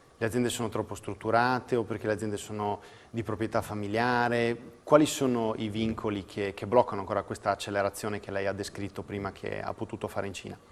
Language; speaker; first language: Italian; native; Italian